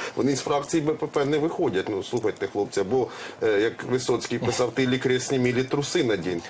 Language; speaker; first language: Ukrainian; native; Ukrainian